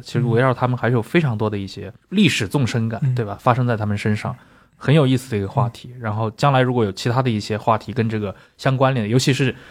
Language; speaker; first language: Chinese; native; Chinese